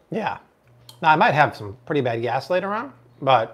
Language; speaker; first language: English; native; English